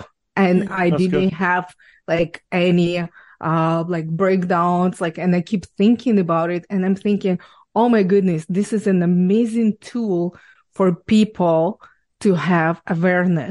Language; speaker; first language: English; non-native, fluent; Ukrainian